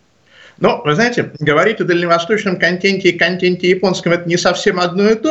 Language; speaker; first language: Russian; native; Russian